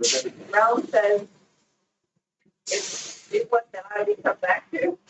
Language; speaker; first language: English; native; English